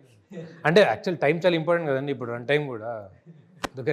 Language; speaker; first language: Telugu; native; Telugu